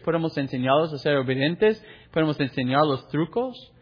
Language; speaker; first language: Spanish; non-native, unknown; English